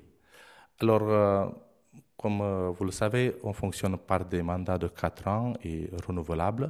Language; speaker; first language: French; non-native, fluent; Romanian